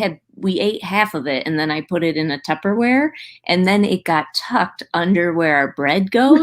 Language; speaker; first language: English; native; English